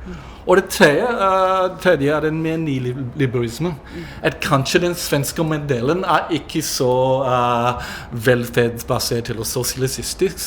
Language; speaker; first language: Norwegian; non-native, fluent; English